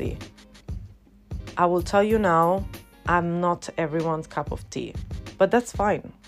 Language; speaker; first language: English; non-native, fluent; Italian